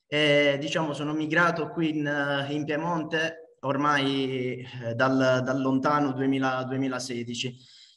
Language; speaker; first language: Italian; native; Italian